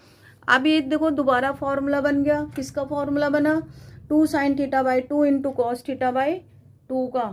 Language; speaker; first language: Hindi; native; Hindi